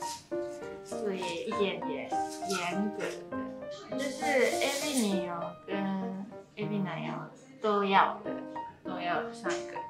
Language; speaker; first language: Chinese; early bilingual, heritage; Japanese